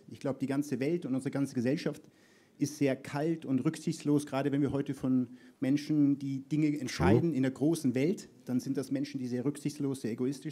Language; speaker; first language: German; native; German